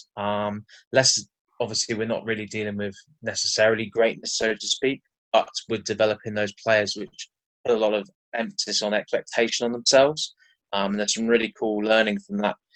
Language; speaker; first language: English; native; English